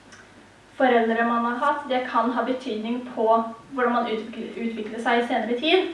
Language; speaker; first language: Norwegian; early bilingual, heritage; Tigrinya